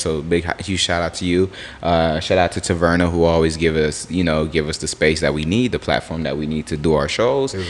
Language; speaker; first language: English; native; English